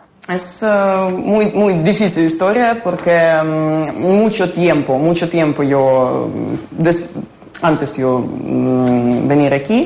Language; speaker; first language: Spanish; non-native, learner; Ukrainian